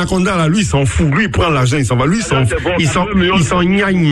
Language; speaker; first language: French; non-native, local second language; Akan